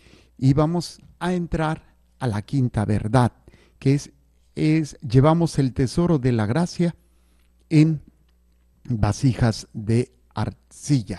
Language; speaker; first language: Spanish; native; Spanish